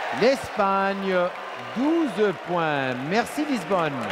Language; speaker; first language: French; non-native, fluent; Turkish